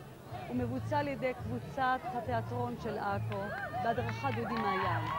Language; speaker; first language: Hebrew; native; Hebrew